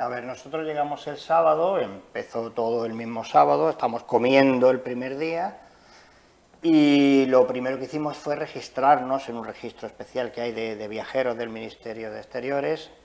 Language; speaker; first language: Spanish; native; Spanish